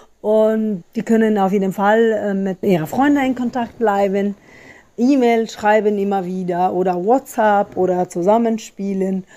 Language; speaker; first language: German; non-native, fluent; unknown